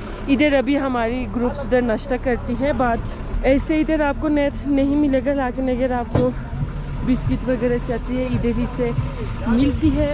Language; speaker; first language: Urdu; non-native, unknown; Turkish